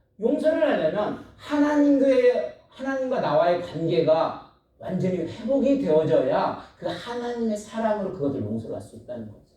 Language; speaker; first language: Korean; native; Korean